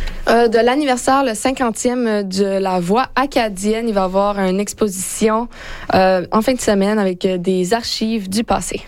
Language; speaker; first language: French; native; French